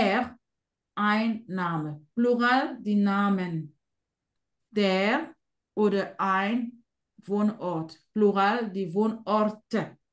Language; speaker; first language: German; non-native, fluent; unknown